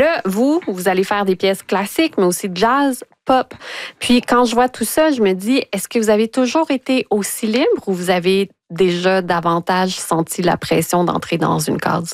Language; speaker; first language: French; native; French